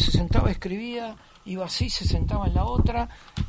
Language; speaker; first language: Spanish; native; Spanish